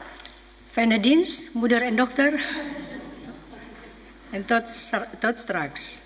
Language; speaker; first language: Dutch; non-native, fluent; Indonesian